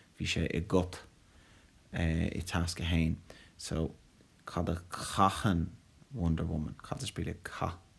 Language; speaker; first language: Irish; non-native, local second language; English